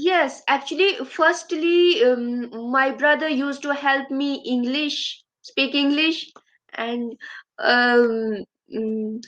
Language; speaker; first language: English; non-native, learner; Urdu